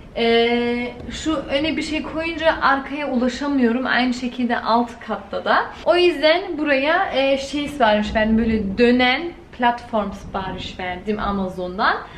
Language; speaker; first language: Turkish; early bilingual, heritage; Turkish